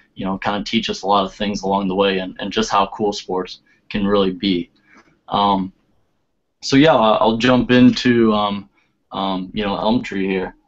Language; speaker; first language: English; native; English